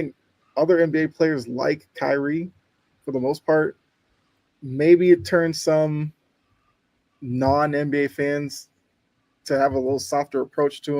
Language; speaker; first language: English; native; English